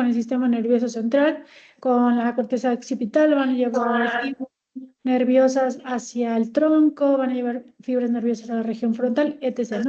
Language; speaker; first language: Spanish; native; Spanish